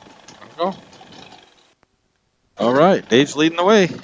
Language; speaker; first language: English; native; English